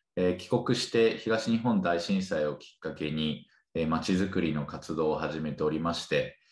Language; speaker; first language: Japanese; native; Japanese